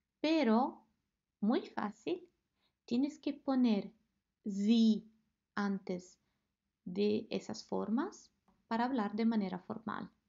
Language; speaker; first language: Spanish; non-native, fluent; Italian